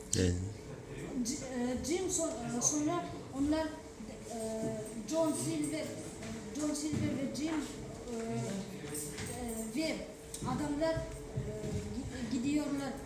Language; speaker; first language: Turkish; non-native, learner; Kazakh